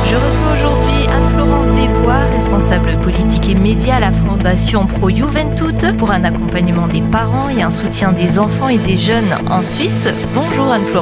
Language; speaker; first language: French; native; French